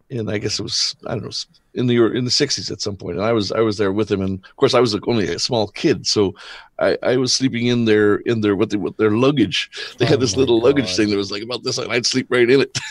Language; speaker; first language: English; native; English